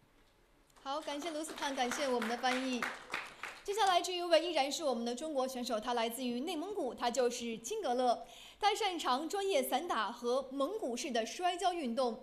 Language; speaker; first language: Chinese; native; Chinese